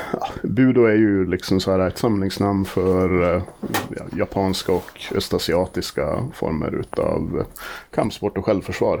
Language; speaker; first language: Swedish; native; Swedish